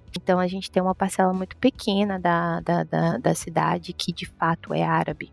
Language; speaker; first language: Portuguese; early bilingual, heritage; Portuguese